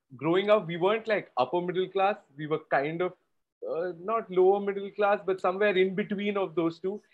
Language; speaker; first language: English; non-native, local second language; Gujarati